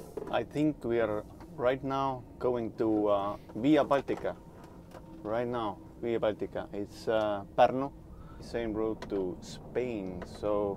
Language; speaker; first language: English; non-native, learner; Estonian